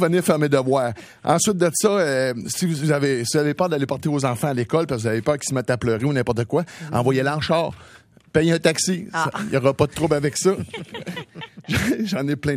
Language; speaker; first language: French; native; French